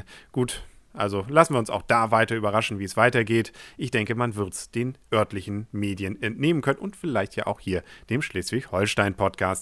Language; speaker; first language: German; native; German